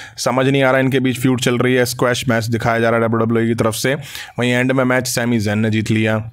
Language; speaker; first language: Hindi; native; Hindi